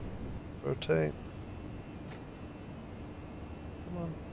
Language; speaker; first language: English; native; English